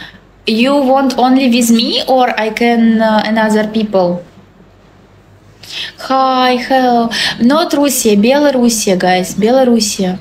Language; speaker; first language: English; non-native, learner; Russian